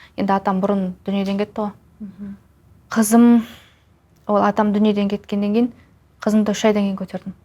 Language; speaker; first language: Kazakh; non-native, local second language; Russian